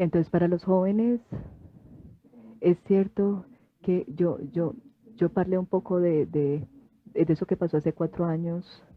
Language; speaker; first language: Spanish; non-native, fluent; French